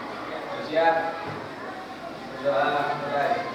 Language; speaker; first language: Indonesian; native; Indonesian